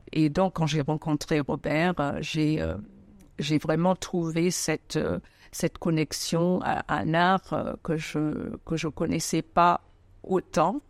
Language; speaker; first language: French; non-native, fluent; German